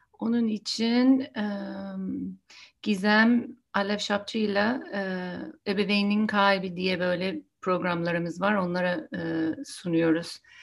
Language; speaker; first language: Turkish; non-native, fluent; English